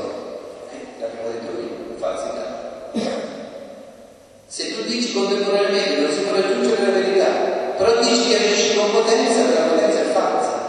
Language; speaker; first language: Italian; native; Italian